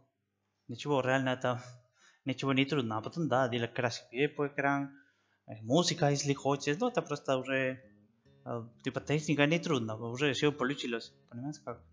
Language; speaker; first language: Russian; non-native, learner; Spanish